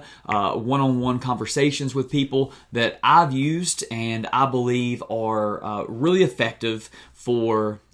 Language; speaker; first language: English; native; English